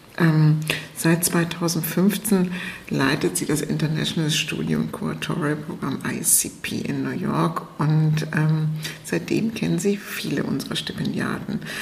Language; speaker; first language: German; native; German